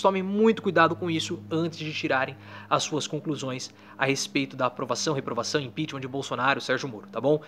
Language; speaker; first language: Portuguese; native; Portuguese